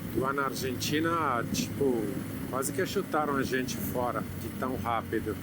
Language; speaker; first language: Portuguese; non-native, fluent; Italian